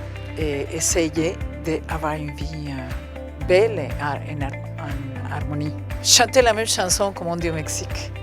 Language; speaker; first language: French; non-native, fluent; Spanish